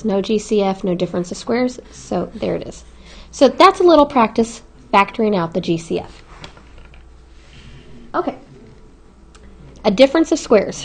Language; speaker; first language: English; native; English